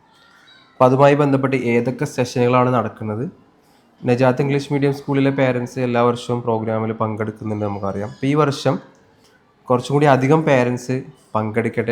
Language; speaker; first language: Malayalam; native; Malayalam